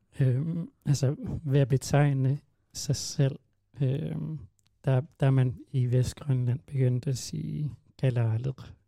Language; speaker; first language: Danish; non-native, local second language; Kalaallisut